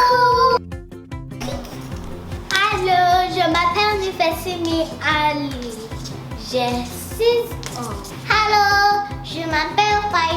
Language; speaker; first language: French; non-native, learner; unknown